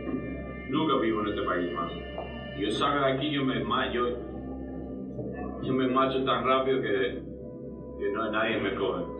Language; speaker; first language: Spanish; early bilingual, heritage; Spanish